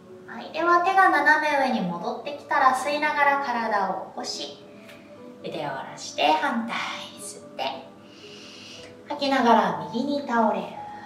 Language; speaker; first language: Japanese; native; Japanese